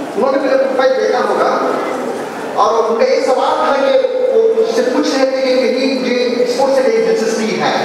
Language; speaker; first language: Hindi; non-native, local second language; Urdu